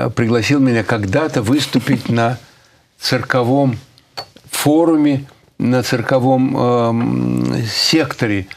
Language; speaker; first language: Russian; native; Russian